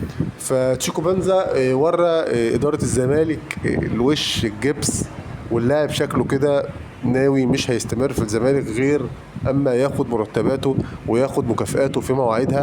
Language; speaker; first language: Arabic; native; Arabic